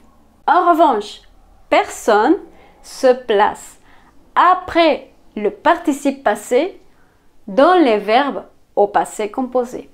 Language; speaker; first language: French; non-native, fluent; Spanish